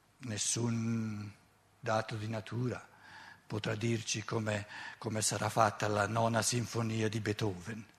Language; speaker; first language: Italian; native; Italian